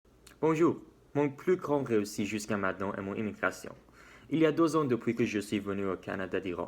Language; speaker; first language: French; non-native, learner; Persian